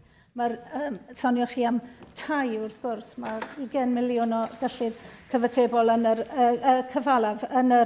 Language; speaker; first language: Welsh; native; Welsh